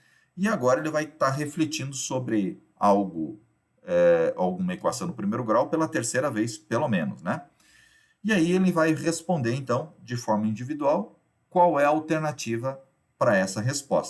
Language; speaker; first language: Portuguese; native; Portuguese